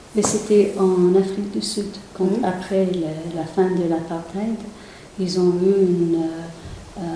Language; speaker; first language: French; non-native, fluent; English